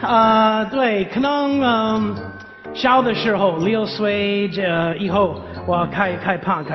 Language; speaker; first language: Chinese; non-native, learner; English